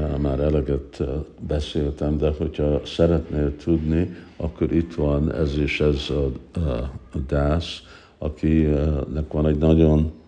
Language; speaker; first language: Hungarian; early bilingual, heritage; Hungarian